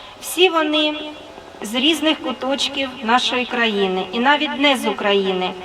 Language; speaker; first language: Ukrainian; native; Ukrainian